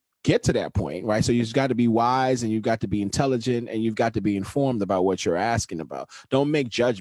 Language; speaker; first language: English; non-native, local second language; Yoruba